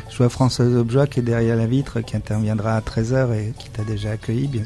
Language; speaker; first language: French; native; French